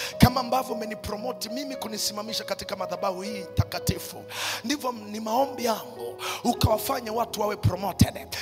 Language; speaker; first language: Swahili; native; Swahili